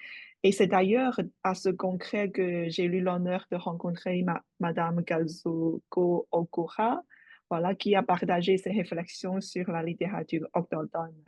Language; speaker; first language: French; non-native, fluent; Chinese